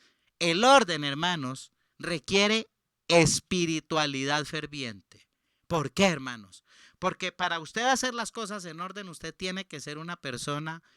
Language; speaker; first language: Spanish; native; Spanish